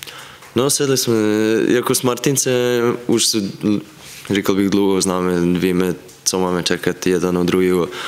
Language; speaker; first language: Czech; non-native, fluent; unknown